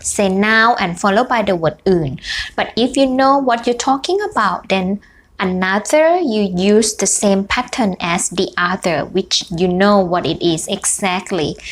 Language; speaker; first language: English; non-native, fluent; Thai